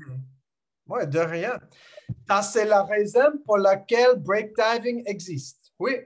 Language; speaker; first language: French; non-native, learner; English